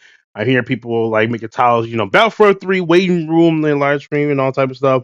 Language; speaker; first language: English; native; English